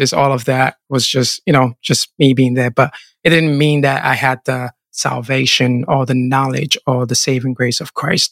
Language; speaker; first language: English; non-native, local second language; Akan